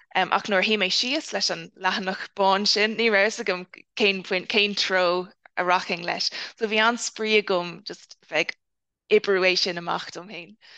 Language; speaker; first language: Irish; non-native, local second language; English